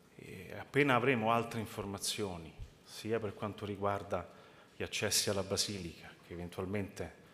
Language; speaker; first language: Italian; native; Italian